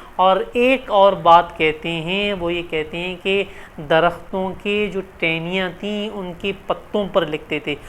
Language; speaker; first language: Urdu; non-native, local second language; Baluchi